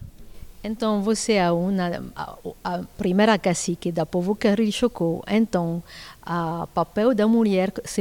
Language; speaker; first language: Portuguese; non-native, learner; French